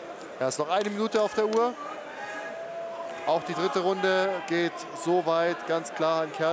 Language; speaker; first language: German; native; German